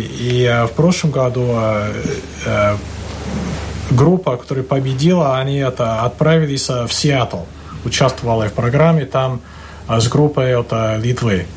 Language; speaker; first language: Russian; non-native, fluent; English